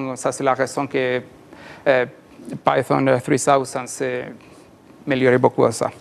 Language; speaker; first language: French; non-native, learner; Spanish